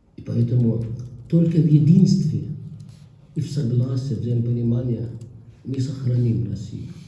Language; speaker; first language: Russian; non-native, fluent; Arabic